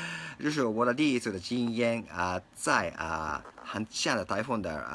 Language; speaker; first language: Chinese; non-native, learner; Japanese